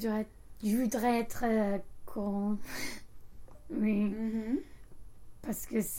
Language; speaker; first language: French; non-native, learner; English